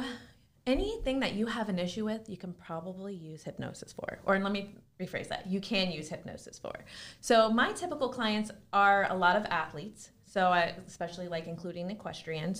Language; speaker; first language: English; native; English